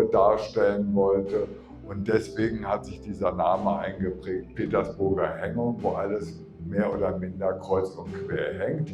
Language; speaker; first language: German; native; German